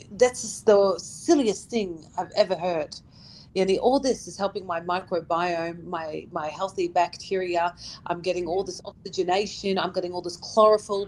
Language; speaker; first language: English; early bilingual, other home language; Arabic